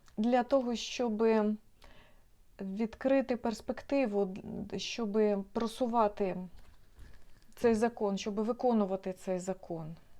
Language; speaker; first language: Ukrainian; non-native, local second language; Russian